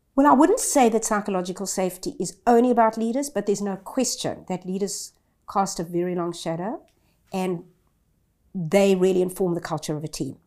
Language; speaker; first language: English; native; English